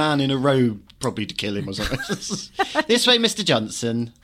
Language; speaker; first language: English; native; English